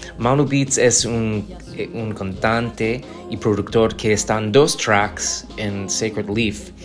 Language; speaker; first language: Spanish; non-native, fluent; English